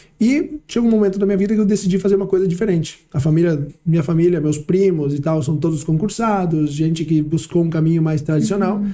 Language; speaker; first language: Portuguese; early bilingual, heritage; Portuguese